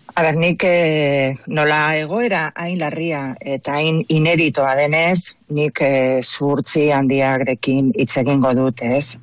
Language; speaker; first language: Basque; non-native, local second language; Spanish